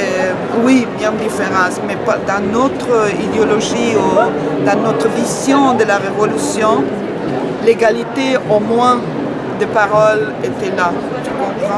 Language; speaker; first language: French; non-native, fluent; Spanish